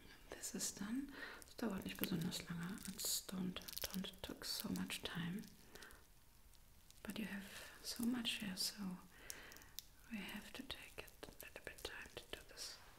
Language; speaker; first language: English; non-native, fluent; German